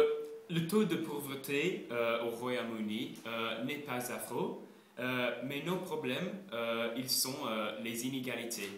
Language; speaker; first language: French; non-native, learner; English